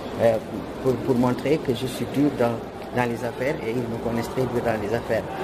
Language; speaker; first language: French; non-native, local second language; Wolof